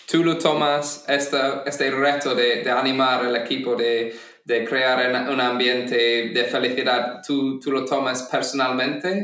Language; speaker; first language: Spanish; non-native, fluent; English